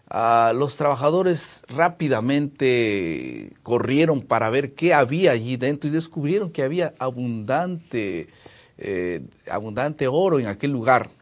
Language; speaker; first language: Spanish; non-native, fluent; Portuguese